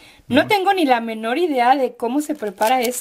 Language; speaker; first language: Spanish; native; Spanish